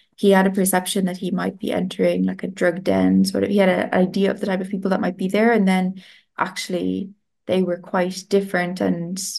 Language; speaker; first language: English; non-native, fluent; Italian